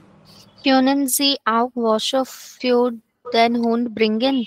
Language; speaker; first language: German; non-native, learner; Hindi